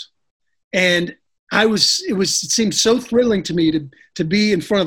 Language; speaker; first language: English; native; English